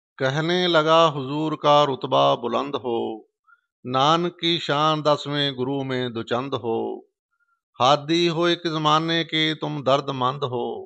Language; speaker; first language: Urdu; non-native, local second language; Punjabi